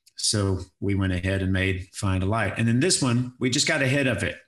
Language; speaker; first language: English; native; English